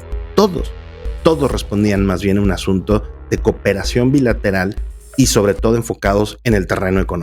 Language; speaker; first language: Spanish; native; Spanish